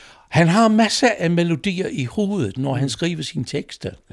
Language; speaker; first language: Danish; non-native, fluent; English